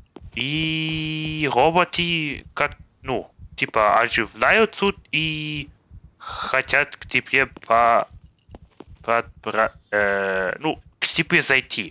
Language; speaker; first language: Russian; non-native, fluent; German